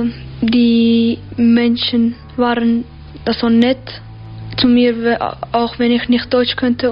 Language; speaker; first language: German; early bilingual, other home language; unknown